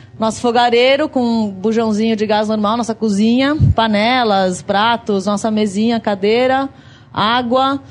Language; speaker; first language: Portuguese; native; Portuguese